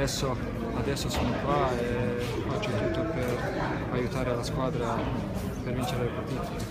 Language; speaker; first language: Italian; non-native, fluent; Bosnian